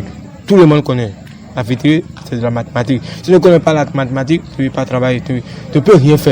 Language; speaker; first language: French; non-native, learner; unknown